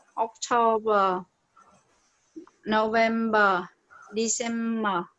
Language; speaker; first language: English; non-native, learner; Vietnamese